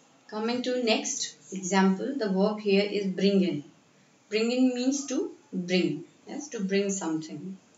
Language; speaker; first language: English; non-native, local second language; Hindi